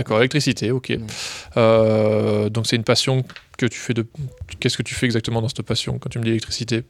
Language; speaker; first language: French; native; French